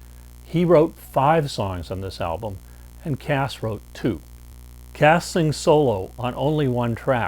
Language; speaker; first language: English; native; English